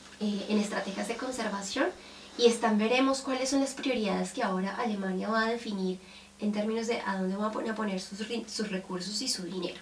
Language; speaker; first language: Spanish; native; Spanish